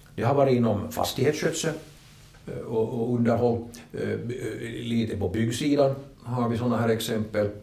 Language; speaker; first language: Swedish; native; Swedish